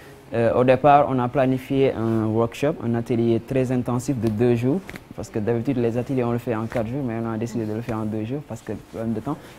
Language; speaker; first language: French; non-native, local second language; Wolof